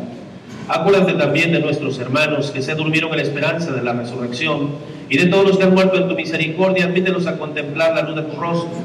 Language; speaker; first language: Spanish; native; Spanish